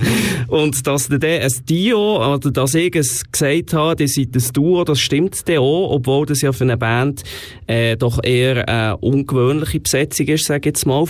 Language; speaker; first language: German; native; German